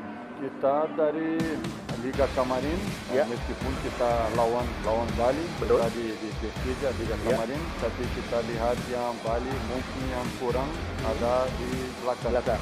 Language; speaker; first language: Indonesian; non-native, learner; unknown